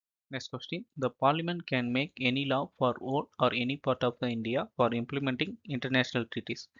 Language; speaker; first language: English; non-native, local second language; Tamil